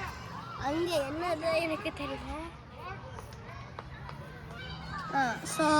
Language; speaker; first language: Tamil; early bilingual, heritage; Tamil